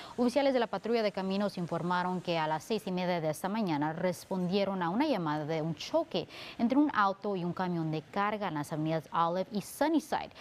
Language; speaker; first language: Spanish; early bilingual, heritage; Spanish